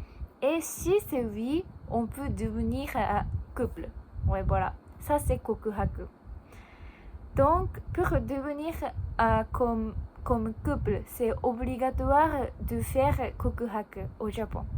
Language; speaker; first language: French; non-native, learner; Japanese